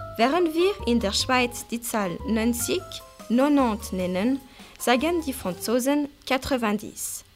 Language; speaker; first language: German; non-native, local second language; French